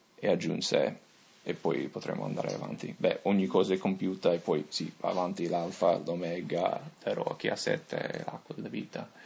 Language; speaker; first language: Italian; non-native, fluent; English